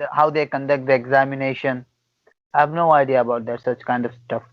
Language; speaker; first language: English; non-native, fluent; Gujarati